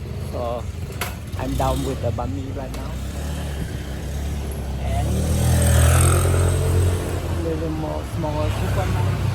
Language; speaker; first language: English; non-native, learner; Vietnamese